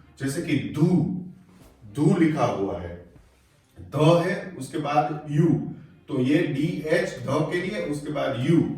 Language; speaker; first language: Hindi; non-native, local second language; Gujarati